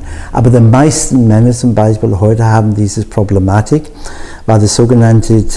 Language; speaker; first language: German; non-native, fluent; English